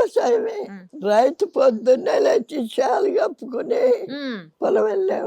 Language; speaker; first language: Telugu; native; Telugu